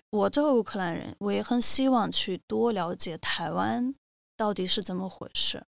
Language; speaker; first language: Chinese; non-native, fluent; Russian